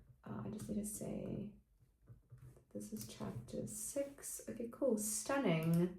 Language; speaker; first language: English; native; English